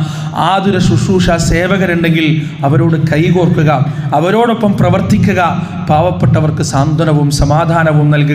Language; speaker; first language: Malayalam; native; Malayalam